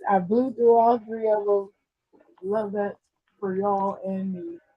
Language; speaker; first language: English; native; English